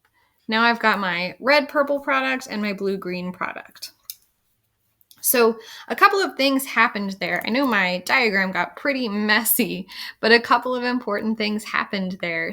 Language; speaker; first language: English; native; English